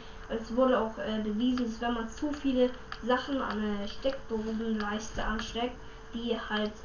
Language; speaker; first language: German; native; German